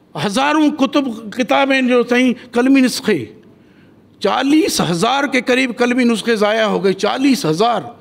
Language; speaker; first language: Urdu; non-native, local second language; Sindhi